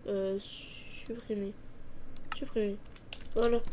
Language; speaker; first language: French; native; French